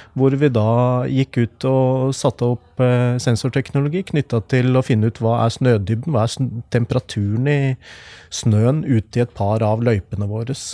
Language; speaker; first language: Norwegian; native; Norwegian